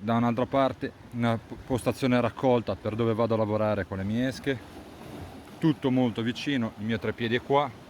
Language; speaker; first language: Italian; native; Italian